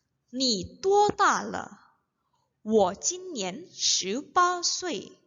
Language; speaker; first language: Chinese; non-native, fluent; Indonesian